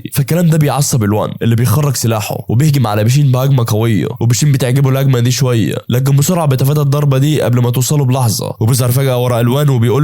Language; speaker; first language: Arabic; native; Arabic